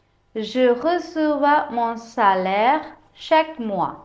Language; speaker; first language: French; non-native, fluent; Tamil